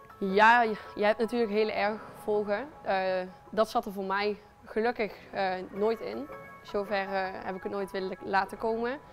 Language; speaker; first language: Dutch; early bilingual, other home language; Spanish